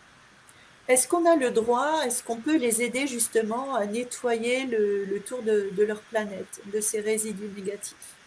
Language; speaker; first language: French; native; French